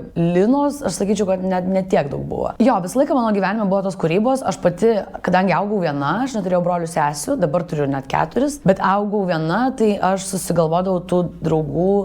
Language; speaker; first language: Lithuanian; native; Lithuanian